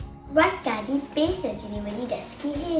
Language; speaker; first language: Welsh; non-native, local second language; English